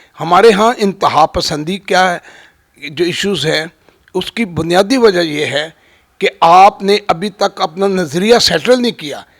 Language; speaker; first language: Urdu; non-native, local second language; Punjabi